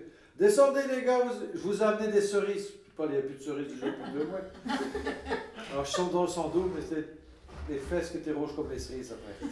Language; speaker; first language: French; native; French